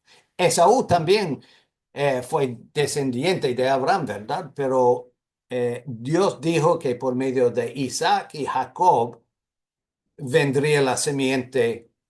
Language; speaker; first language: Spanish; non-native, fluent; English